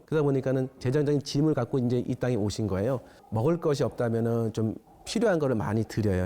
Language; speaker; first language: Korean; native; Korean